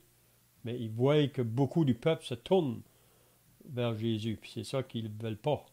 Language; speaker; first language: French; native; French